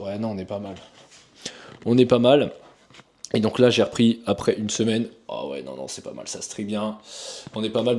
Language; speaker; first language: French; native; French